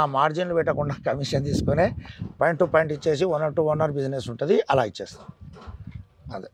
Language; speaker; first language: Telugu; non-native, local second language; Urdu